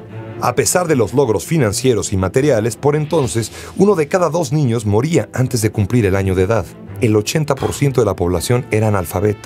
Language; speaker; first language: Spanish; native; Spanish